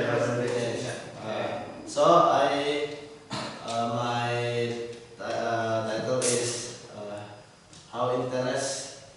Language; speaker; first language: English; non-native, learner; Indonesian